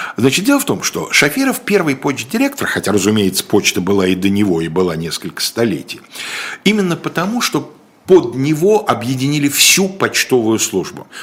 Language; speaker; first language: Russian; native; Russian